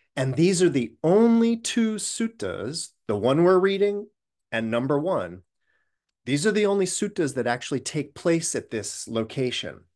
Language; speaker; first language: English; native; English